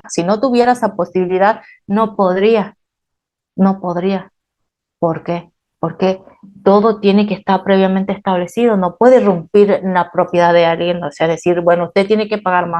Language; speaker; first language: Spanish; native; Spanish